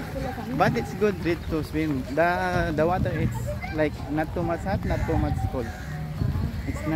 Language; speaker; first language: English; non-native, local second language; Filipino